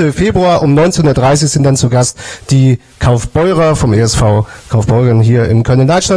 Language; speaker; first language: German; native; German